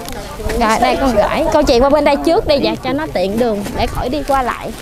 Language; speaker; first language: Vietnamese; native; Vietnamese